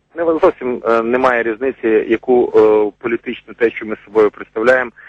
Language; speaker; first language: Ukrainian; native; Ukrainian